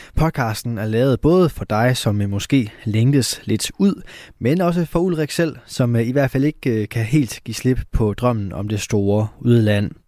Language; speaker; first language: Danish; native; Danish